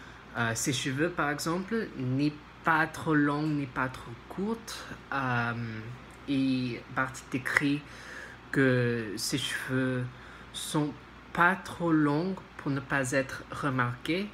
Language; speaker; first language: French; non-native, learner; English